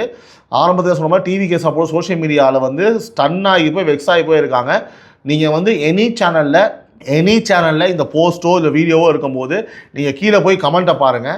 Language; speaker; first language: Tamil; native; Tamil